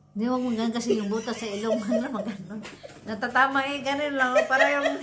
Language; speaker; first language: Filipino; non-native, local second language; Cebuano